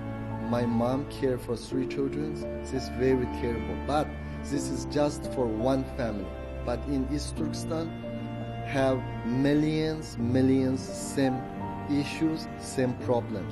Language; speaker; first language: English; non-native, learner; Uyghur